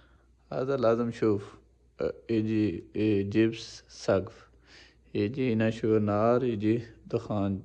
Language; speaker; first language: Arabic; non-native, learner; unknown